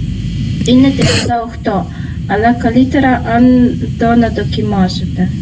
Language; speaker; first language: Greek; non-native, learner; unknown